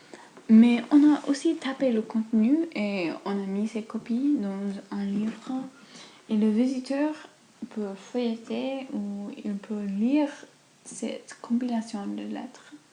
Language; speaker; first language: French; non-native, fluent; English